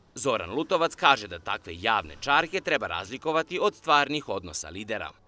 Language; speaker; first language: Serbian; native; Serbian